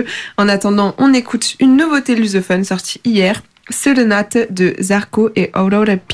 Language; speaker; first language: French; native; French